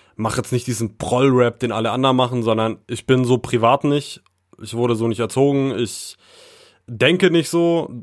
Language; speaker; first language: German; native; German